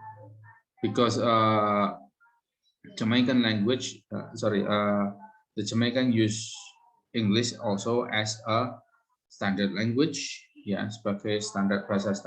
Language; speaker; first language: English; non-native, fluent; Indonesian